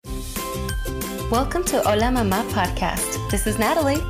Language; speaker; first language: English; early bilingual, other home language; Spanish